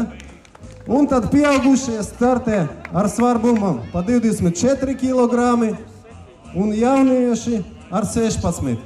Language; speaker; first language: Latvian; non-native, local second language; Russian